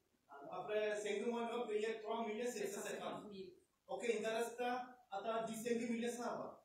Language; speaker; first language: French; non-native, learner; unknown